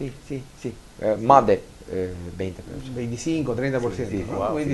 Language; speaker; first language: Spanish; non-native, learner; Turkish